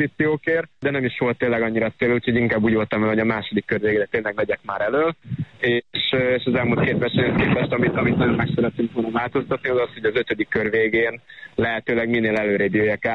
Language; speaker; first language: Hungarian; native; Hungarian